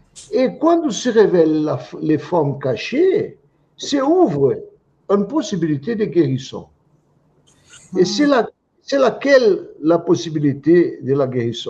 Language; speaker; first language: French; non-native, fluent; Portuguese